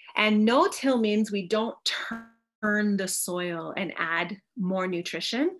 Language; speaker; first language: English; native; English